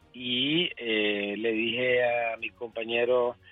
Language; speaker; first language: Spanish; native; Spanish